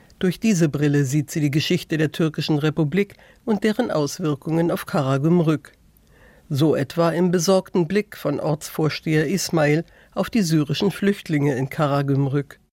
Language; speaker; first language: German; native; German